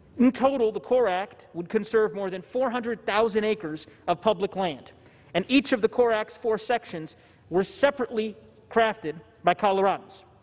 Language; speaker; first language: English; early bilingual, other home language; Tigrinya